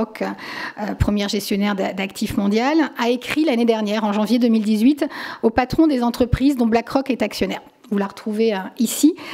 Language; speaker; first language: French; native; French